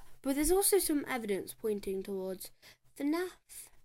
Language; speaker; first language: English; native; English